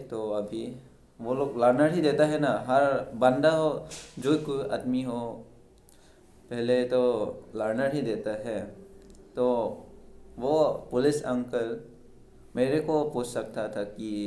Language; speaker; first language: Hindi; non-native, local second language; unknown